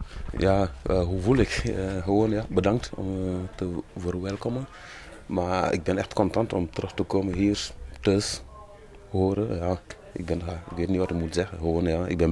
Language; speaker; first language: Dutch; non-native, learner; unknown